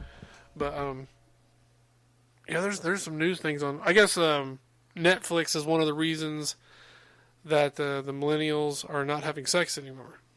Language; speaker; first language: English; native; English